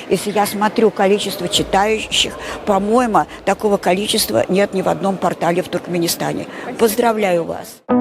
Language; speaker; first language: Russian; non-native, local second language; Turkmen